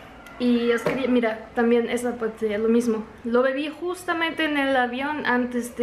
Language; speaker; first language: Spanish; non-native, fluent; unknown